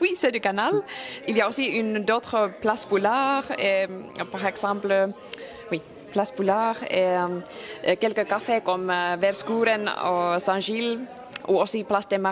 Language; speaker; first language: French; non-native, learner; Finnish